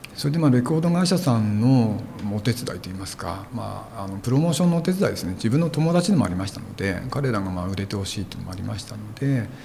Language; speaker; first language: Japanese; native; Japanese